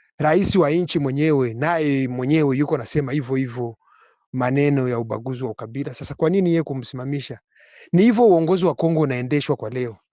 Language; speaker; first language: Swahili; non-native, local second language; Kinyarwanda